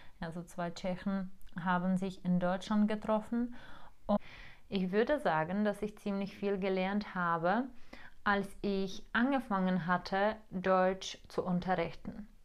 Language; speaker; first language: German; non-native, fluent; Czech